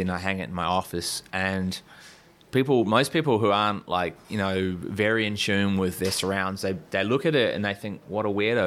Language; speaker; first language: English; native; English